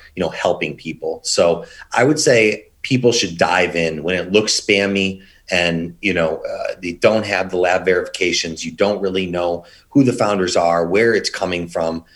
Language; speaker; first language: English; native; English